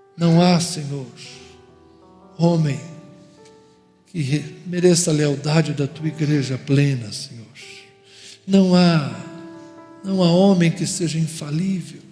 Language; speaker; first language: Portuguese; native; Portuguese